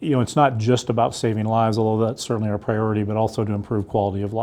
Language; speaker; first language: English; native; English